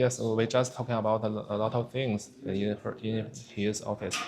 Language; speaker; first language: English; non-native, learner; Chinese